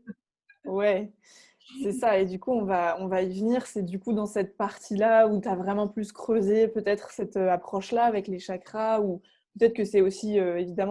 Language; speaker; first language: French; native; French